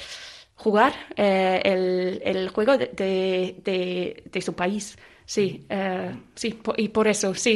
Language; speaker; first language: Spanish; non-native, fluent; English